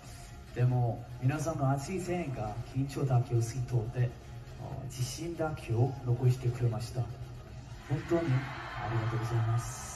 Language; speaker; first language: Japanese; non-native, learner; Korean